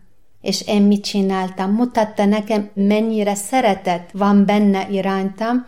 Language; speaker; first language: Hungarian; non-native, learner; Arabic